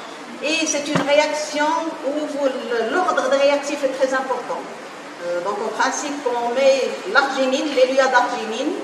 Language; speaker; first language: French; non-native, local second language; Arabic